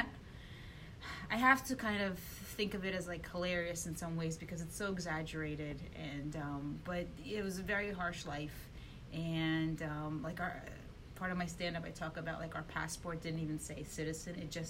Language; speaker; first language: English; early bilingual, other home language; Russian